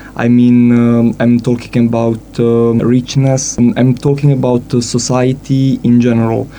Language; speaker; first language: English; non-native, fluent; Italian